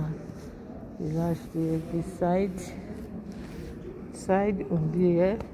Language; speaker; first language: German; non-native, learner; Lingala